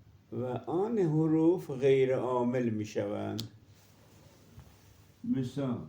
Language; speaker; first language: Persian; non-native, local second language; Azerbaijani